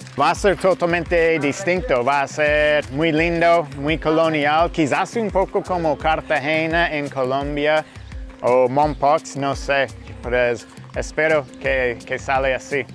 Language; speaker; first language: Spanish; non-native, fluent; English